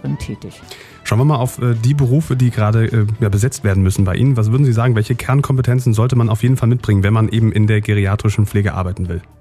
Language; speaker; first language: German; native; German